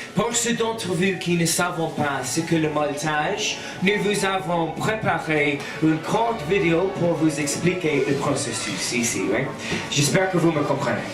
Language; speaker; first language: French; non-native, learner; English